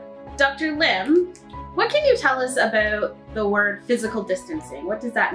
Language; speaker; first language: English; native; English